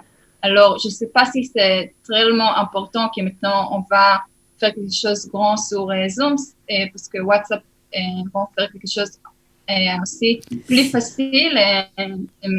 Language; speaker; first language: French; early bilingual, heritage; Hebrew